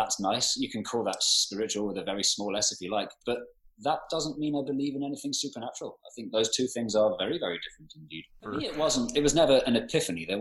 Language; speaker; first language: English; native; English